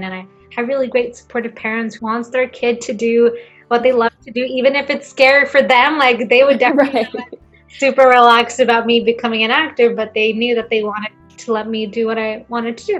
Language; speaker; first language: English; non-native, fluent; Swedish